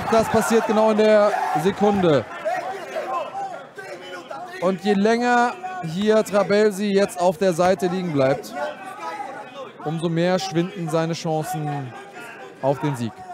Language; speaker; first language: German; native; German